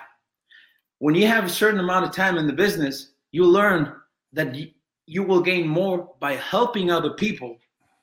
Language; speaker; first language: English; non-native, fluent; Spanish